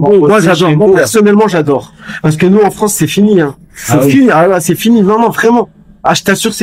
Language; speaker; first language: French; native; French